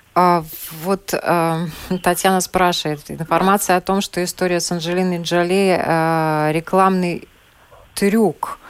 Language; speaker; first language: Russian; native; Russian